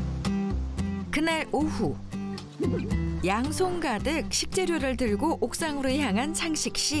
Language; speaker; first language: Korean; native; Korean